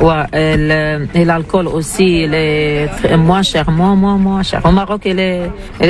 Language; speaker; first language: French; non-native, local second language; Arabic